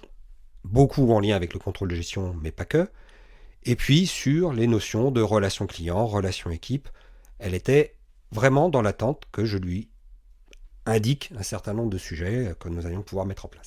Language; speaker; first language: French; native; French